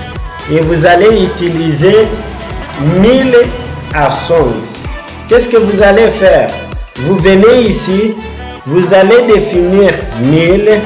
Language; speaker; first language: French; non-native, fluent; Portuguese